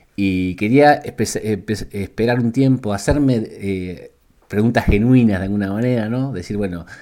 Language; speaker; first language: Spanish; native; Spanish